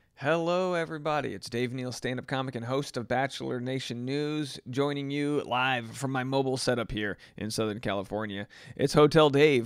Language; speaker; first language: English; native; English